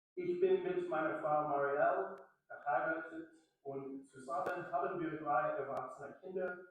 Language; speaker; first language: German; non-native, learner; English